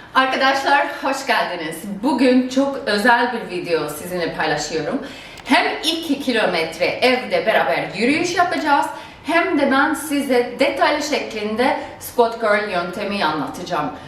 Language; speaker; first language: Turkish; non-native, fluent; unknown